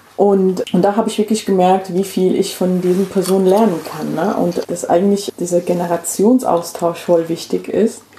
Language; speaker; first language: German; non-native, fluent; English